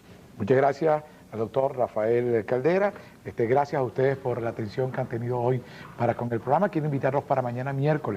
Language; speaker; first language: Spanish; native; Spanish